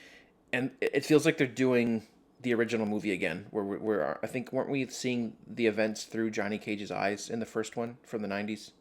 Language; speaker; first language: English; native; English